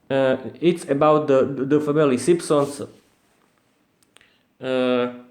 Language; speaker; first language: English; non-native, learner; Slovak